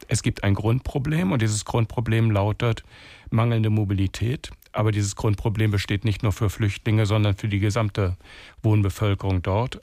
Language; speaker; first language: German; native; German